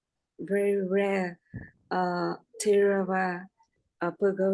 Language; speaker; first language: English; non-native, learner; Vietnamese